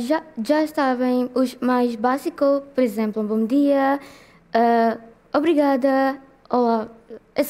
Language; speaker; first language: Portuguese; non-native, learner; Urdu